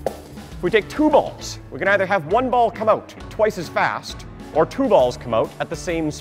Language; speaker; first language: English; native; English